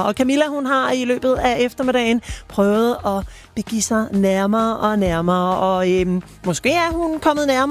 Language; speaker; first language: Danish; native; Danish